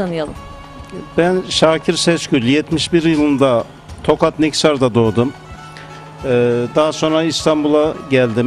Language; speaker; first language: Turkish; native; Turkish